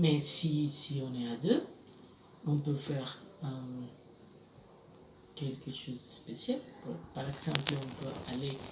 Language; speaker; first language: French; non-native, fluent; Spanish